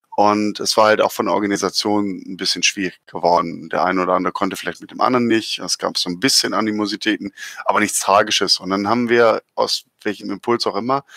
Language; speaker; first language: German; native; German